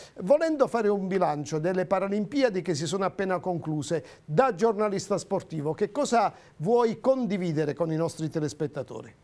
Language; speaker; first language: Italian; native; Italian